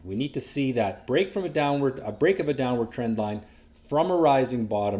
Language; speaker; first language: English; native; English